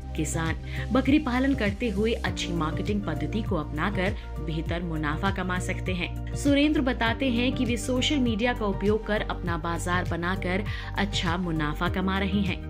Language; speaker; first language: Hindi; native; Hindi